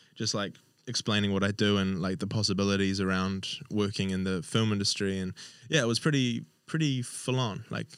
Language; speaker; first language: English; native; English